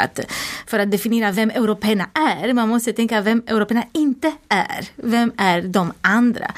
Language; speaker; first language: Swedish; non-native, fluent; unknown